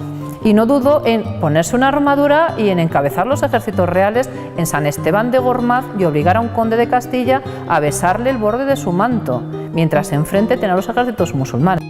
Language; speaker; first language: Spanish; native; Spanish